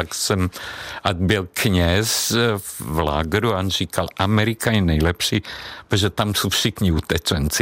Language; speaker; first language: Czech; non-native, fluent; Hungarian